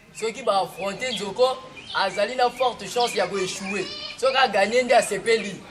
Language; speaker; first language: Lingala; native; Lingala